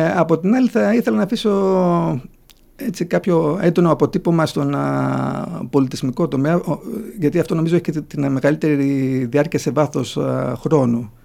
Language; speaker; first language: Greek; early bilingual, heritage; Greek